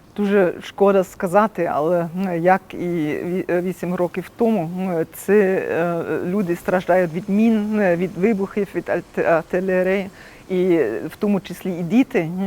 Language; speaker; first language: Ukrainian; non-native, fluent; German